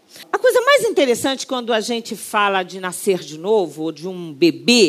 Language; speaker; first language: Portuguese; native; Portuguese